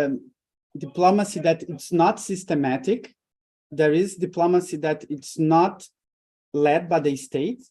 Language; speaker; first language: English; non-native, fluent; Portuguese